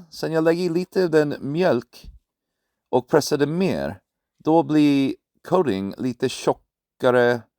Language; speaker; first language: Swedish; non-native, fluent; English